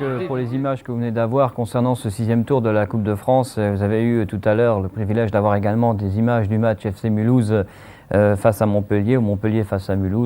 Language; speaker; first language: French; native; French